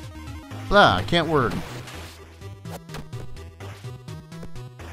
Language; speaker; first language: English; native; English